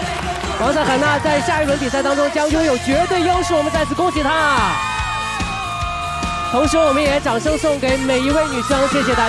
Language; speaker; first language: Chinese; native; Chinese